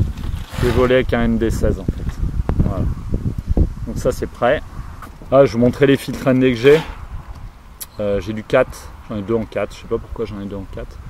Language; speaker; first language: French; native; French